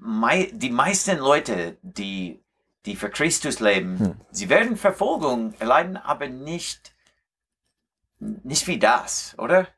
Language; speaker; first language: German; non-native, learner; English